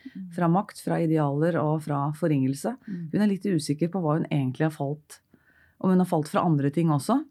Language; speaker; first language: Norwegian; native; Norwegian